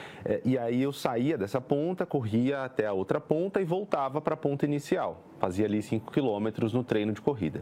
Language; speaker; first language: Portuguese; native; Portuguese